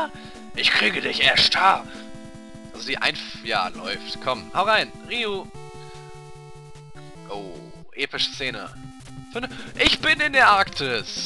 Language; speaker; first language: German; native; German